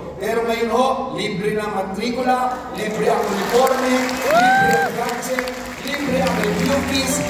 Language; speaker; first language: Filipino; native; Filipino